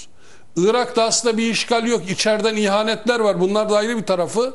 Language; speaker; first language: Turkish; native; Turkish